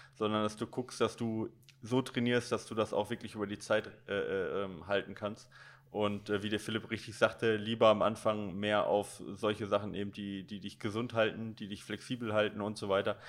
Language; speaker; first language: German; native; German